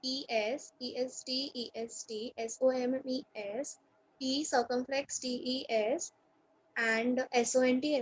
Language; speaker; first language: French; non-native, learner; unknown